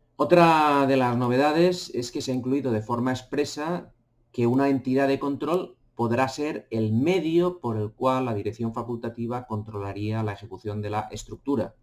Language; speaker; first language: Spanish; native; Spanish